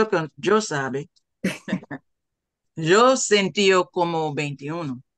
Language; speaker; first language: Spanish; non-native, learner; English